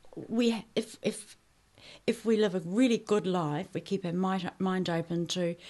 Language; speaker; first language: English; native; English